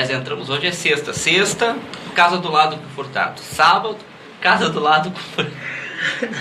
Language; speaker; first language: Portuguese; native; Portuguese